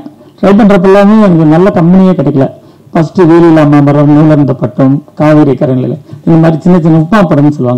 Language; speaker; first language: Tamil; native; Tamil